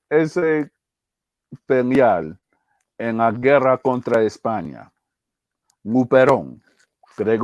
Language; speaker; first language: Spanish; early bilingual, heritage; English